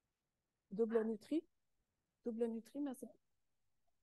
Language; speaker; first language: French; native; French